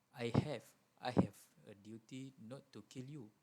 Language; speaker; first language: English; non-native, local second language; Malay